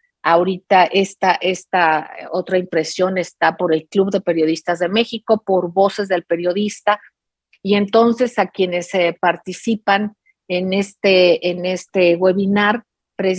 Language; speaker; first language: Spanish; native; Spanish